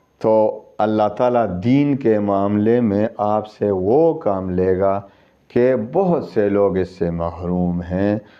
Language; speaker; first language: Urdu; non-native, local second language; Pashto